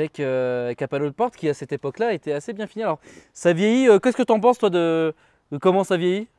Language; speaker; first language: French; early bilingual, other home language; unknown